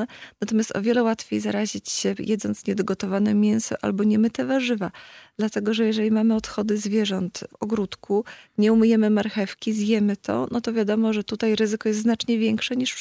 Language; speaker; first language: Polish; native; Polish